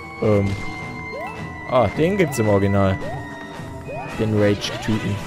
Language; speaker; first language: German; native; German